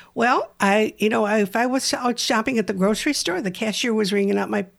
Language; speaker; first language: English; native; English